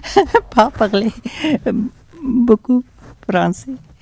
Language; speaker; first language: French; non-native, learner; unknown